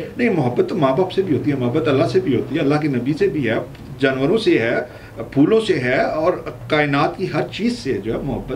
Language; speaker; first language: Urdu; non-native, local second language; Punjabi